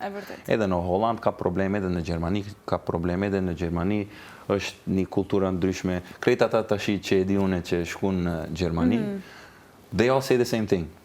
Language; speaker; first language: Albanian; non-native, learner; Turkish